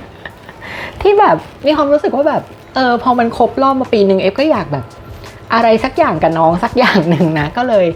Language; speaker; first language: Thai; native; Thai